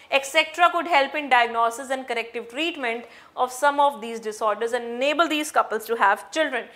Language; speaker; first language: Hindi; non-native, local second language; Punjabi